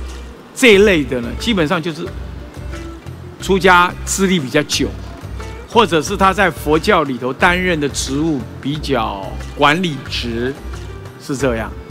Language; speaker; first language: Chinese; native; Chinese